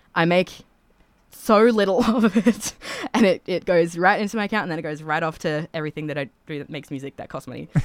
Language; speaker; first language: English; native; English